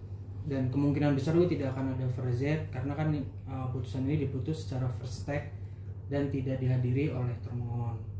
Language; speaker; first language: Indonesian; native; Indonesian